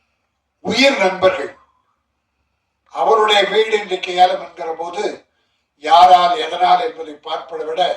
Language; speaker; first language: Tamil; native; Tamil